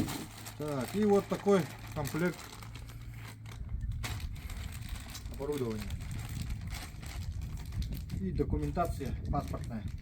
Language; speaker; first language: Russian; native; Russian